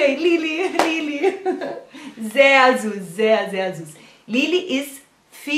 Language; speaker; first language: German; non-native, learner; Portuguese